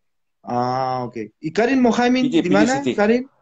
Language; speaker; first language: English; non-native, learner; Spanish